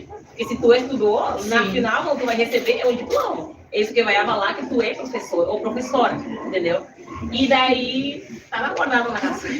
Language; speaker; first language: Portuguese; non-native, learner; Spanish